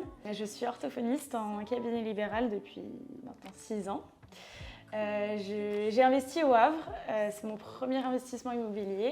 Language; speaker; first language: French; native; French